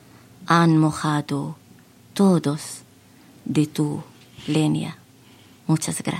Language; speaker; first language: Spanish; non-native, fluent; Arabic